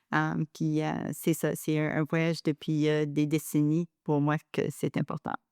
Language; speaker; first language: French; non-native, local second language; English